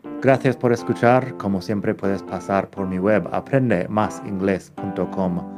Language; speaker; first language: Spanish; non-native, fluent; English